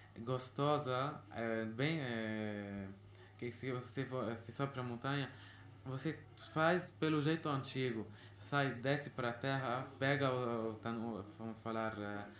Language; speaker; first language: Portuguese; early bilingual, heritage; Portuguese